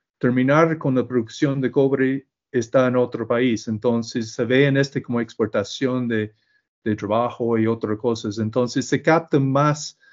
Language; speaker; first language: Spanish; non-native, learner; English